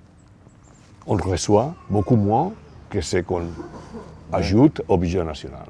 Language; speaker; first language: French; non-native, fluent; Catalan